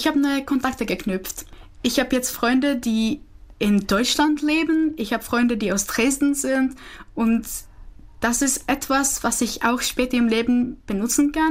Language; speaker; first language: German; non-native, fluent; Czech